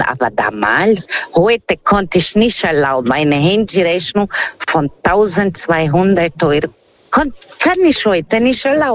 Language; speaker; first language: German; non-native, fluent; Portuguese